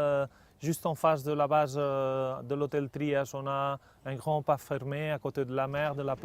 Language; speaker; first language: French; non-native, fluent; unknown